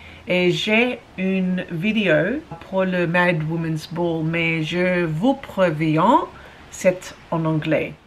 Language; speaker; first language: French; non-native, learner; English